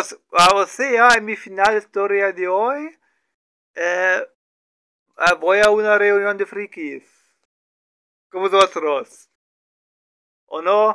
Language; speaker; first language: Spanish; non-native, learner; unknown